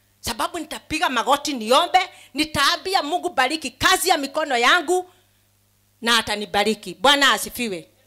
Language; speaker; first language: Swahili; non-native, local second language; Kikuyu